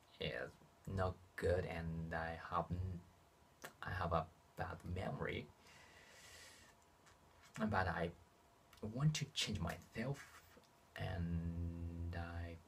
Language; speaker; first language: English; non-native, learner; Japanese